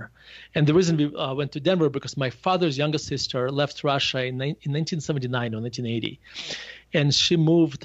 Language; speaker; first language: English; non-native, fluent; Russian